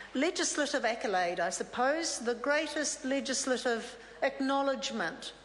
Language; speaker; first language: English; native; English